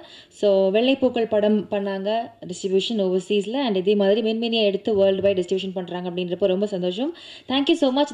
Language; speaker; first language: Tamil; native; Tamil